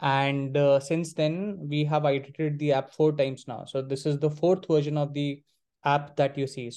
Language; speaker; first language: English; non-native, local second language; Hindi